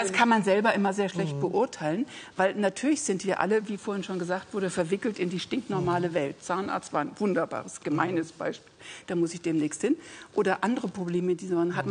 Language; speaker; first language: German; native; German